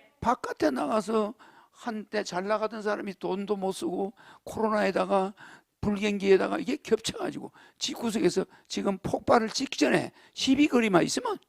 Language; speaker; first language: Korean; native; Korean